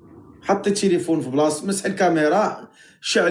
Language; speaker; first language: Arabic; native; Arabic